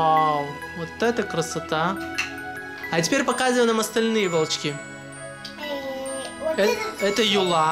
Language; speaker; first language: Russian; native; Russian